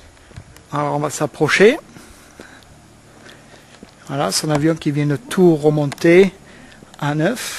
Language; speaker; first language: French; native; French